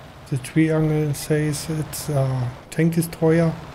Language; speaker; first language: English; non-native, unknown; German